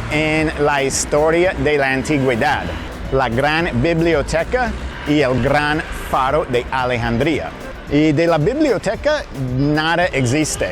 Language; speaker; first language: Spanish; non-native, fluent; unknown